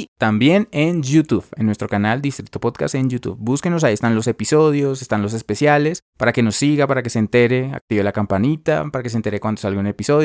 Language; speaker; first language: Spanish; native; Spanish